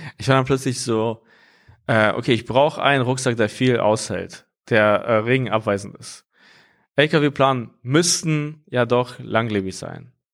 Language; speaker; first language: German; non-native, fluent; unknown